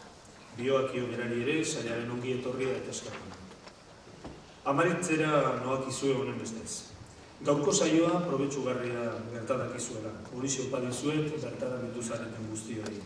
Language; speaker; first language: Basque; native; Basque